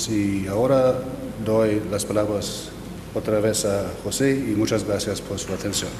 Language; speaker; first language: Spanish; non-native, fluent; German